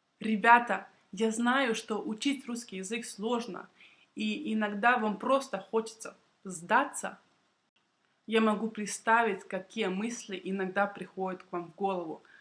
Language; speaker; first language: Russian; native; Russian